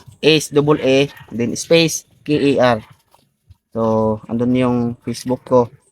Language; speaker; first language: Filipino; non-native, local second language; Cebuano